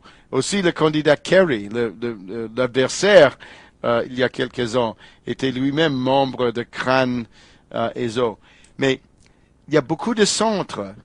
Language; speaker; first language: French; non-native, fluent; English